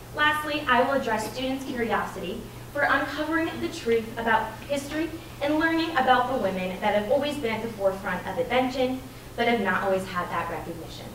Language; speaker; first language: English; native; English